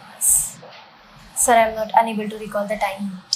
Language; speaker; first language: English; non-native, local second language; Hindi